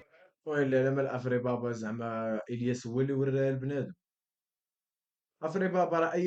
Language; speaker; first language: Arabic; native; Arabic